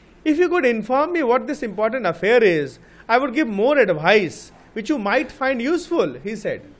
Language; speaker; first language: English; non-native, local second language; Bangla